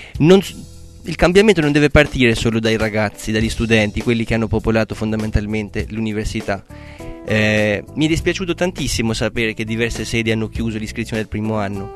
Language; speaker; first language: Italian; non-native, fluent; Albanian